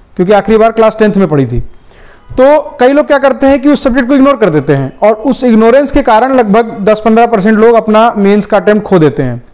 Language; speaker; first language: Hindi; native; Hindi